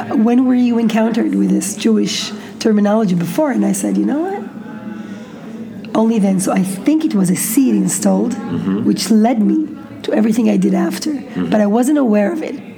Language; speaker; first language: English; non-native, fluent; Hebrew